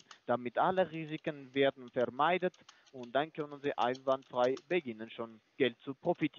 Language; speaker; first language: German; non-native, fluent; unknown